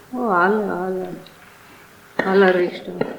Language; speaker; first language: German; non-native, learner; Telugu